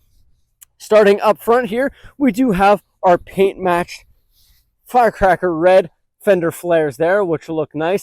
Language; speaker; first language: English; native; English